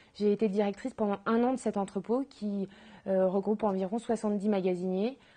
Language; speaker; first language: French; native; French